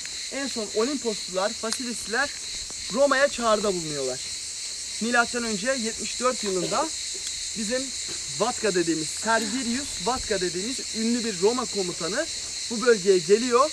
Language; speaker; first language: Turkish; native; Turkish